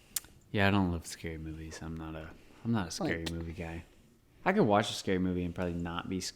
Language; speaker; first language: English; native; English